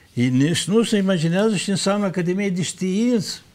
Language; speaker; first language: Romanian; native; Romanian